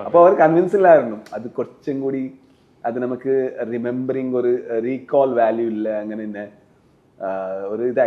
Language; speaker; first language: Malayalam; non-native, learner; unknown